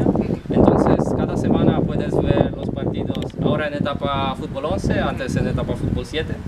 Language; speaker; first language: Spanish; non-native, learner; Polish